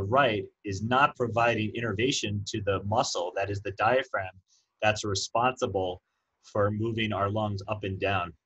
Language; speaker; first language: English; native; English